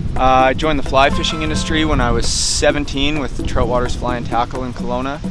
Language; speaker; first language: English; native; English